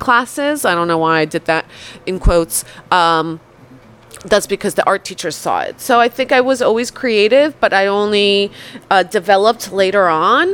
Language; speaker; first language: English; early bilingual, other home language; Polish